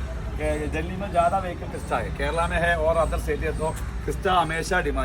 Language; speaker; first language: Hindi; non-native, local second language; Malayalam